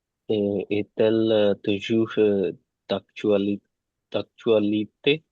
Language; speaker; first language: French; non-native, learner; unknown